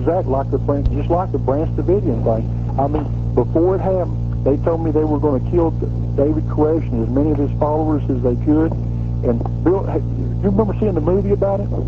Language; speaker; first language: English; native; English